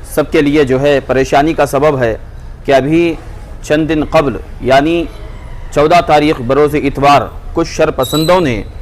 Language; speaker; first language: Urdu; native; Urdu